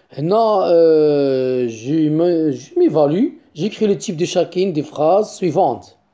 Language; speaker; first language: French; non-native, local second language; Arabic